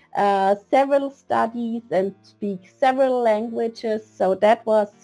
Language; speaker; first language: English; non-native, fluent; German